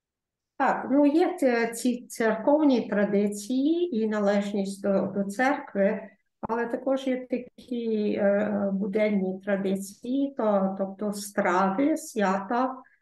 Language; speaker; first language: Ukrainian; early bilingual, heritage; Ukrainian